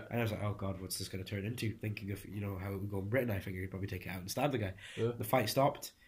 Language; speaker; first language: English; early bilingual, other home language; Hungarian